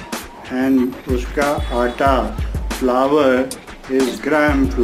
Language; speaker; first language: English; non-native, local second language; Hindi